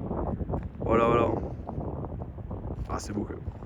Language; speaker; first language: French; native; French